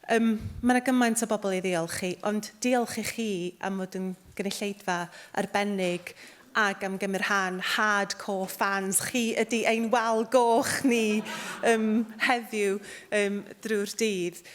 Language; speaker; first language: Welsh; native; Welsh